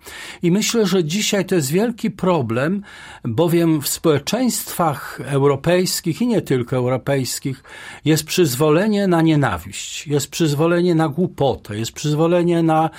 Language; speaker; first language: Polish; native; Polish